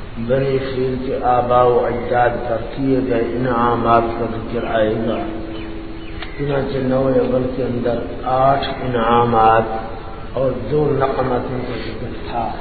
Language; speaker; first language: Urdu; non-native, local second language; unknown